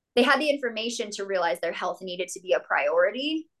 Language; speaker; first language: English; native; English